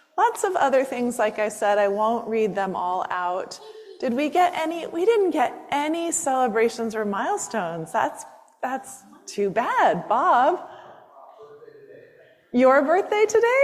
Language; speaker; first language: English; native; English